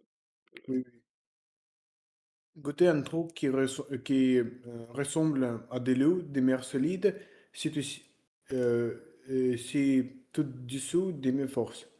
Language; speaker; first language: French; non-native, learner; Russian